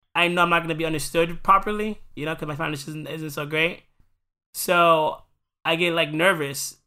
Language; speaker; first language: English; early bilingual, other home language; Spanish